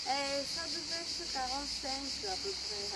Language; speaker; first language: French; non-native, learner; Greek